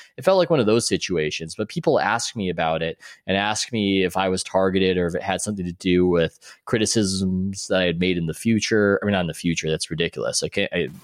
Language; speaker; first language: English; native; English